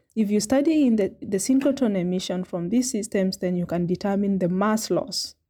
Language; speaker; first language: English; non-native, local second language; Kamba